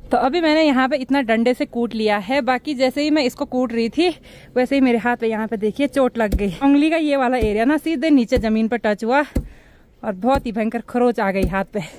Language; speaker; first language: Hindi; native; Hindi